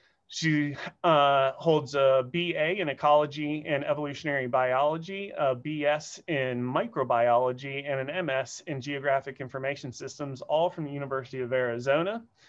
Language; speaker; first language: English; native; English